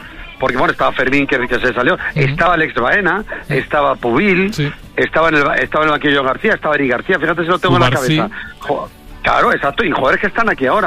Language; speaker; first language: Spanish; native; Spanish